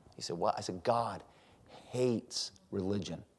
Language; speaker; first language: English; native; English